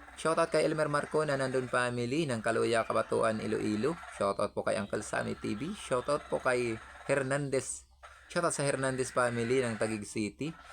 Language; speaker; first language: Filipino; non-native, local second language; Cebuano